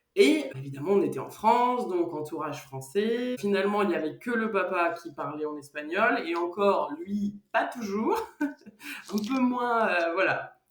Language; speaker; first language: French; native; French